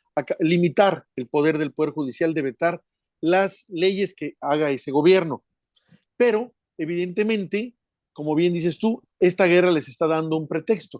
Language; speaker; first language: Spanish; native; Spanish